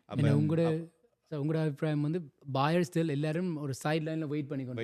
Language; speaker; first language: Tamil; early bilingual, other home language; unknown